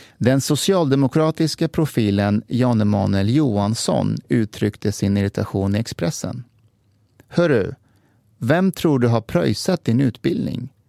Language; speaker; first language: Swedish; early bilingual, other home language; Persian